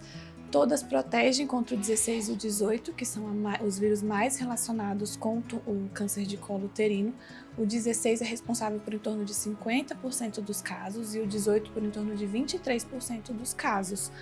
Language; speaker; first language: Portuguese; native; Portuguese